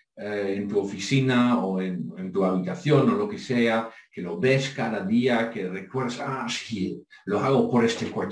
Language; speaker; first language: Spanish; non-native, fluent; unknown